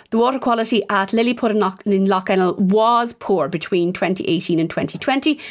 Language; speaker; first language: English; native; English